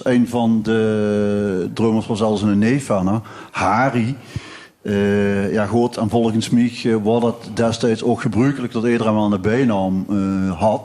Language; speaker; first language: Dutch; non-native, local second language; Limburgish